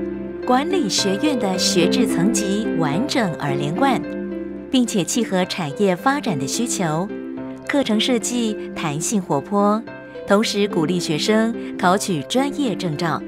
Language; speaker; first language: Chinese; native; Chinese